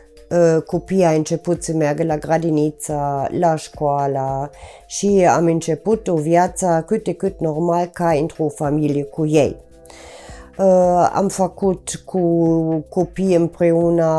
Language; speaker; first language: Romanian; non-native, fluent; German